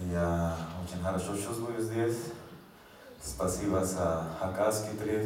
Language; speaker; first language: Russian; non-native, learner; Spanish